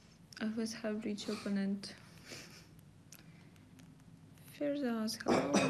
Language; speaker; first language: English; non-native, learner; Russian